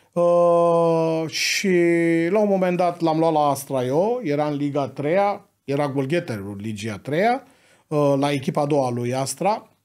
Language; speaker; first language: Romanian; native; Romanian